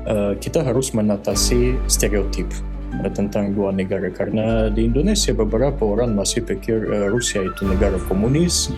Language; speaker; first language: Indonesian; non-native, fluent; Russian